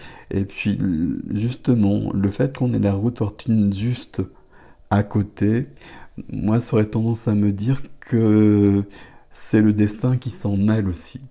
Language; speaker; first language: French; native; French